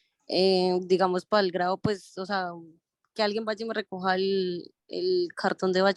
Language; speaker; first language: Spanish; native; Spanish